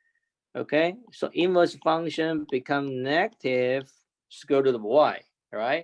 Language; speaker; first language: English; non-native, fluent; Chinese